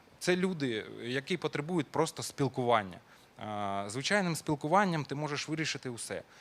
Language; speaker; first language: Ukrainian; non-native, local second language; Russian